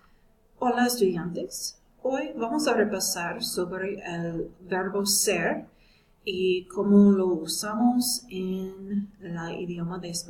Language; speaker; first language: Spanish; non-native, fluent; English